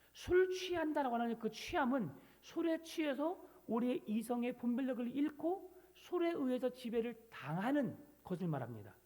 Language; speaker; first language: Korean; native; Korean